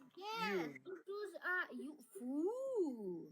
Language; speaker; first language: English; non-native, learner; Russian